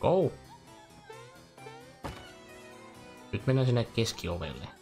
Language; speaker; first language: Finnish; native; Finnish